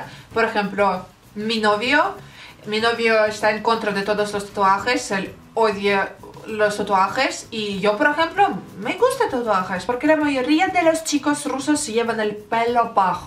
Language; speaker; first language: Spanish; non-native, learner; Russian